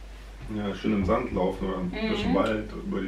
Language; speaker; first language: German; native; German